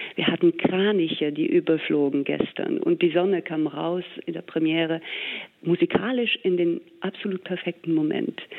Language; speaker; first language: German; non-native, fluent; English